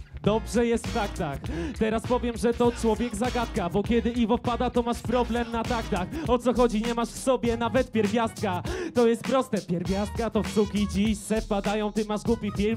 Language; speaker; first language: Polish; native; Polish